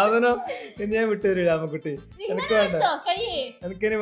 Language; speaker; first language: Malayalam; native; Malayalam